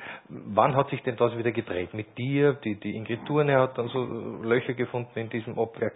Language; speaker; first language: German; native; German